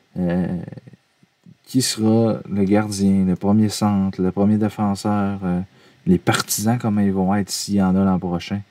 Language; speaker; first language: French; native; French